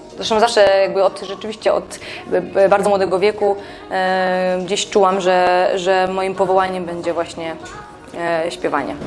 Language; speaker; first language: Polish; native; Polish